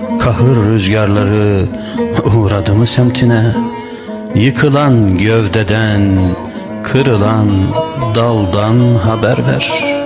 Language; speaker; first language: Turkish; native; Turkish